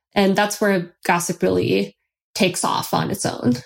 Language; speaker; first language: English; non-native, fluent; Turkish